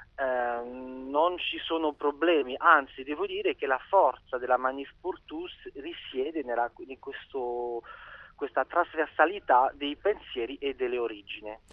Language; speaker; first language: Italian; non-native, fluent; French